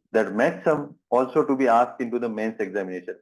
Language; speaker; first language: English; non-native, local second language; Gujarati